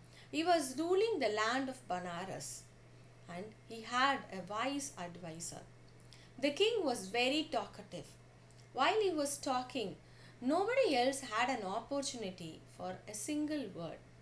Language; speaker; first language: English; non-native, local second language; Tamil